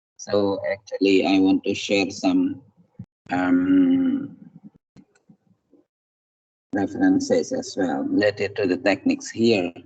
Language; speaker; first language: English; non-native, fluent; Indonesian